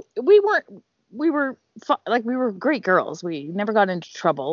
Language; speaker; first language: English; native; English